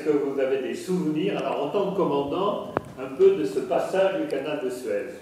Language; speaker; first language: French; native; French